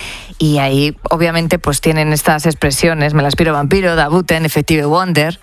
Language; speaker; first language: Spanish; native; Spanish